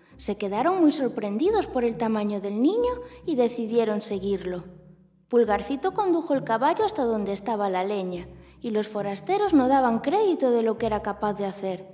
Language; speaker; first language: Spanish; native; Spanish